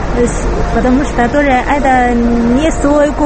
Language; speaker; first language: Russian; non-native, learner; Chinese